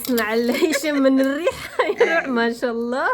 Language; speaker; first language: Arabic; native; Arabic